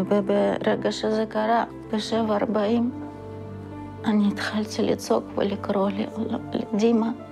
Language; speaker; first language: Hebrew; non-native, fluent; Russian